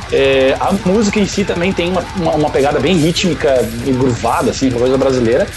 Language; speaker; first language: Portuguese; native; Portuguese